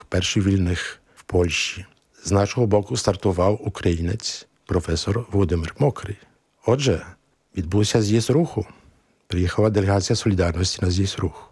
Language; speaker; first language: Ukrainian; early bilingual, heritage; Ukrainian